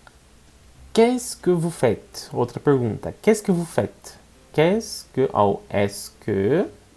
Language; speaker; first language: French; non-native, fluent; Portuguese